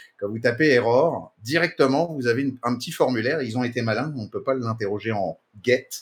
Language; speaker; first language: French; native; French